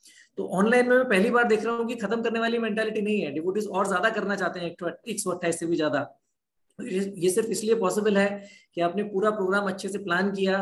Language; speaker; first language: Hindi; native; Hindi